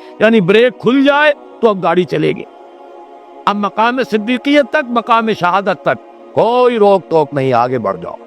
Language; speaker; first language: Urdu; native; Urdu